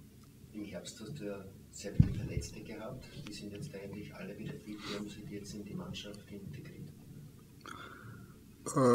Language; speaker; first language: German; native; German